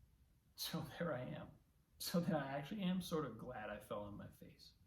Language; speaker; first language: English; native; English